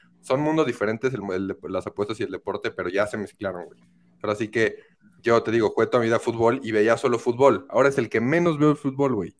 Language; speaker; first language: Spanish; native; Spanish